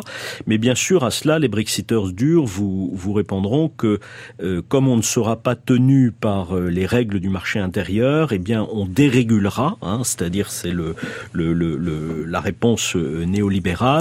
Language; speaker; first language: French; native; French